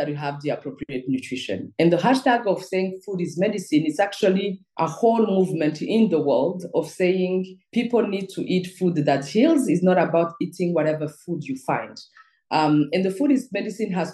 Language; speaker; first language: English; non-native, local second language; Kinyarwanda